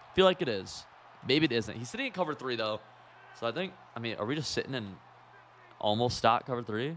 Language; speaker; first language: English; native; English